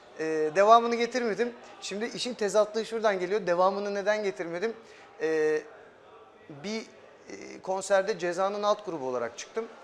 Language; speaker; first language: Turkish; early bilingual, heritage; German